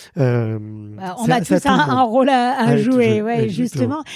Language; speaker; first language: French; non-native, fluent; English